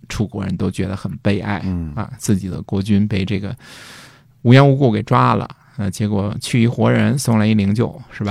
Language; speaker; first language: Chinese; native; Chinese